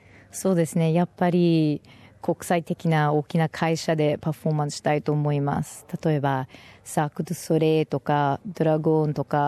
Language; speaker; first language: Japanese; non-native, fluent; English